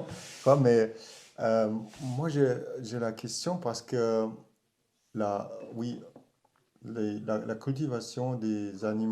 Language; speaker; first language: French; non-native, learner; German